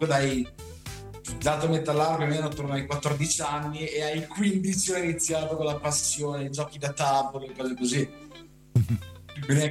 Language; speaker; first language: Italian; native; Italian